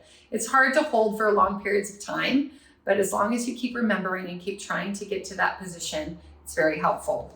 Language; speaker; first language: English; native; English